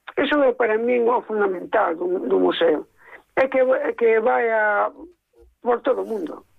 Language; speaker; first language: Galician; native; Galician